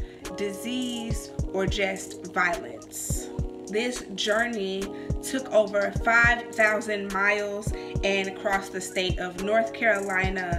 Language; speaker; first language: English; native; English